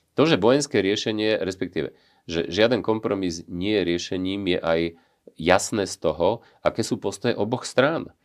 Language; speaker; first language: Slovak; native; Slovak